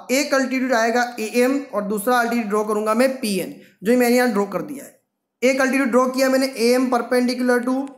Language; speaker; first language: Hindi; non-native, local second language; Gujarati